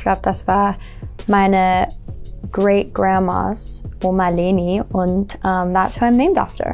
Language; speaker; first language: German; early bilingual, heritage; English